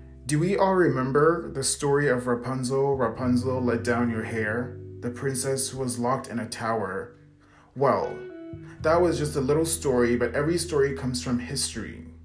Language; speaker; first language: English; native; English